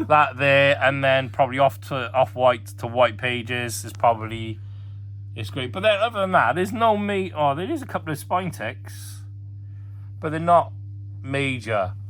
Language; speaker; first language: English; native; English